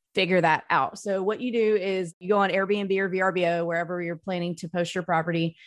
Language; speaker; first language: English; native; English